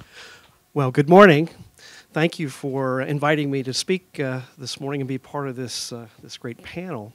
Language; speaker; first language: English; native; English